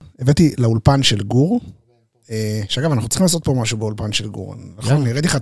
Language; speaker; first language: Hebrew; native; Hebrew